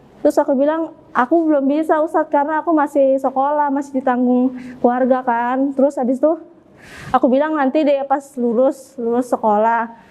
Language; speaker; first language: Indonesian; native; Indonesian